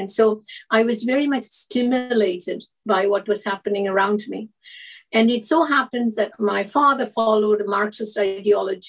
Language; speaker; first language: English; non-native, local second language; Malayalam